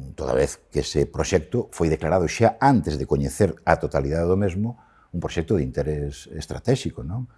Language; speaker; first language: Galician; non-native, local second language; Spanish